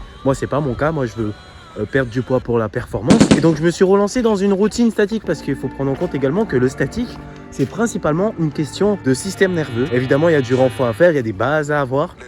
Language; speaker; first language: French; native; French